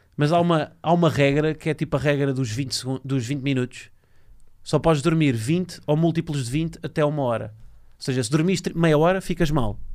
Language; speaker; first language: Portuguese; native; Portuguese